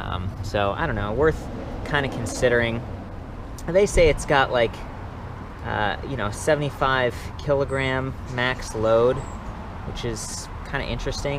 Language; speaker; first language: English; native; English